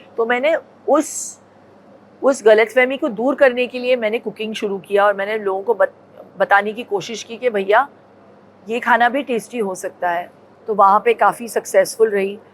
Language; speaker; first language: Hindi; non-native, local second language; Tulu